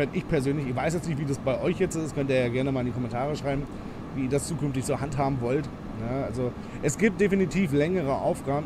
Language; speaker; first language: German; native; German